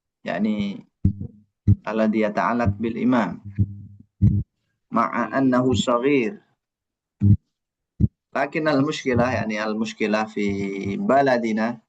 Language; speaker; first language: Arabic; non-native, fluent; Indonesian